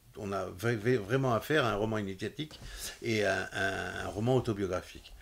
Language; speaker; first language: French; native; French